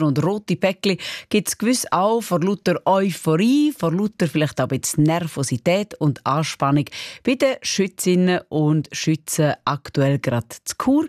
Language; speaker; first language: German; native; German